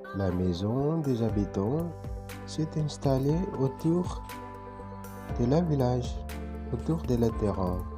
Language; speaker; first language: French; non-native, fluent; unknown